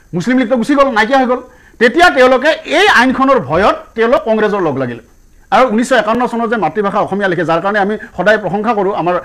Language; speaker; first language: Assamese; native; Assamese